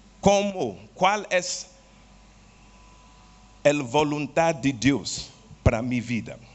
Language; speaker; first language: Portuguese; non-native, learner; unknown